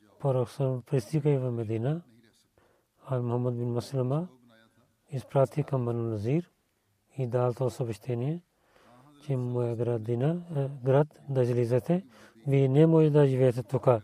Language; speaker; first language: Bulgarian; non-native, learner; Urdu